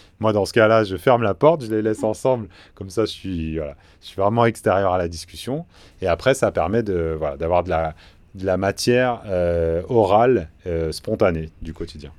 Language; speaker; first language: French; native; French